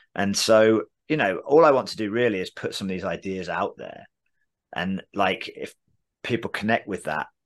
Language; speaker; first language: English; native; English